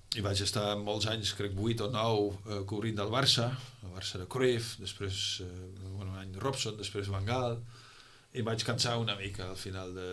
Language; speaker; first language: Catalan; non-native, fluent; Dutch